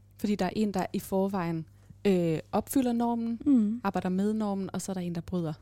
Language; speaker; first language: Danish; native; Danish